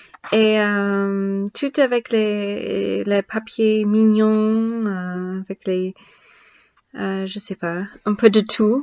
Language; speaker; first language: French; non-native, learner; English